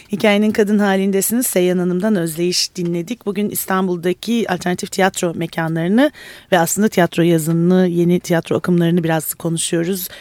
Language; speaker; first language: Turkish; native; Turkish